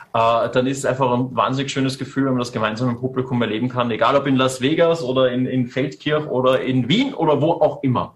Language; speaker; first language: German; native; German